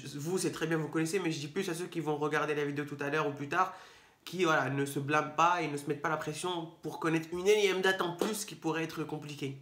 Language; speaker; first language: French; native; French